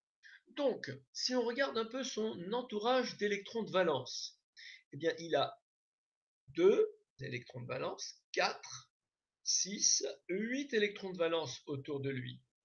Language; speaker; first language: French; native; French